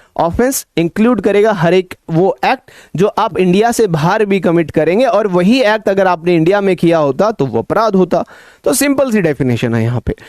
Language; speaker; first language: Hindi; native; Hindi